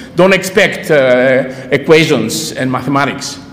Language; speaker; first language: English; non-native, fluent; Greek